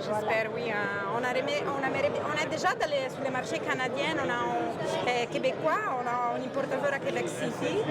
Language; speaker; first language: French; non-native, fluent; Italian